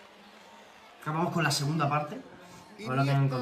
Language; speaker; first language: Spanish; native; Spanish